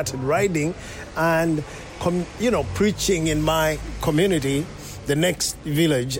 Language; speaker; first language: English; non-native, local second language; Ganda